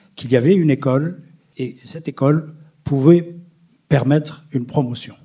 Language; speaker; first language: French; non-native, local second language; Arabic